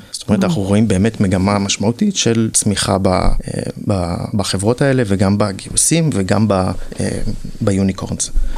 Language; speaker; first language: Hebrew; non-native, fluent; English